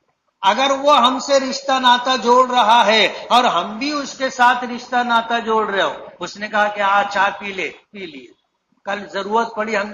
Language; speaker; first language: Urdu; native; Urdu